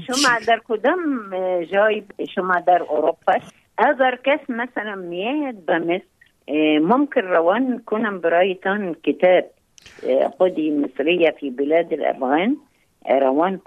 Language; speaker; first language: Persian; non-native, fluent; Arabic